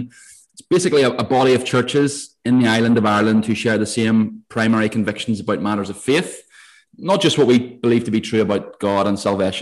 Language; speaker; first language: English; native; English